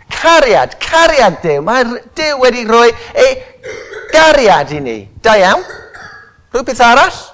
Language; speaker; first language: Welsh; non-native, local second language; English